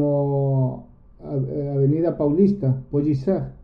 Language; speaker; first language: Portuguese; non-native, learner; Spanish